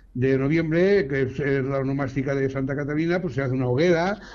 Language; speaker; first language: Spanish; native; Spanish